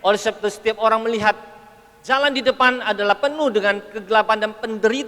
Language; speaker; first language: Indonesian; native; Indonesian